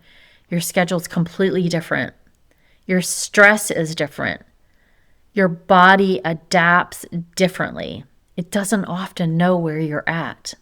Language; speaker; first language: English; native; English